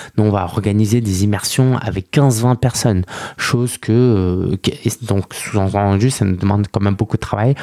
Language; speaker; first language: French; early bilingual, other home language; Chinese